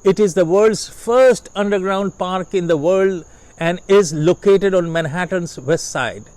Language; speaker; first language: English; non-native, local second language; Hindi